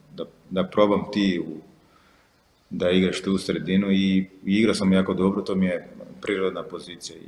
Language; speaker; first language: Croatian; non-native, fluent; Portuguese